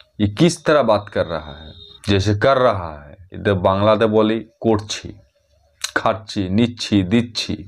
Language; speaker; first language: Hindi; non-native, fluent; Bangla